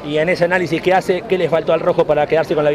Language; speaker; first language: Spanish; native; Spanish